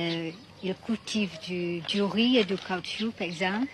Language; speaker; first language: French; non-native, fluent; Malay